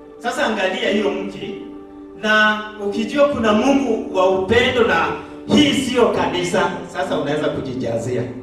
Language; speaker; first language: Swahili; non-native, local second language; Luo (Kenya and Tanzania)